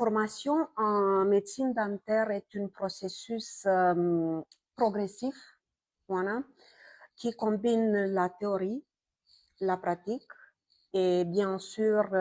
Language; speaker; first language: French; non-native, fluent; Romanian